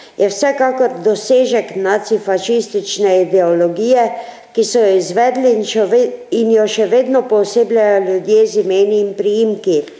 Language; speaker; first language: Slovenian; native; Slovenian